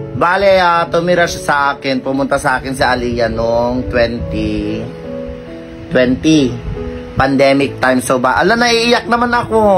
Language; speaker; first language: Filipino; non-native, local second language; Iloko